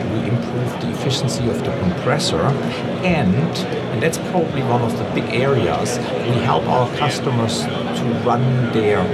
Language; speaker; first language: English; non-native, fluent; German